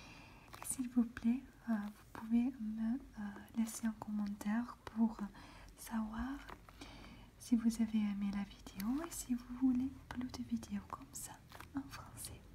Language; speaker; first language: French; non-native, fluent; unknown